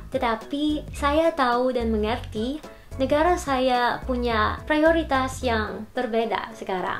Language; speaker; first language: Indonesian; non-native, learner; Filipino